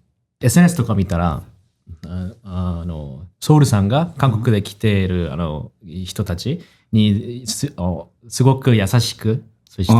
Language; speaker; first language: Japanese; non-native, fluent; Korean